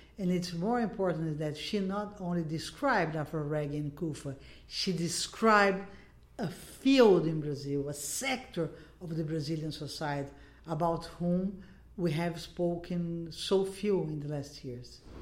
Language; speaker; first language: English; non-native, fluent; Portuguese